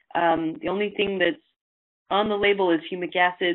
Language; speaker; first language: English; native; English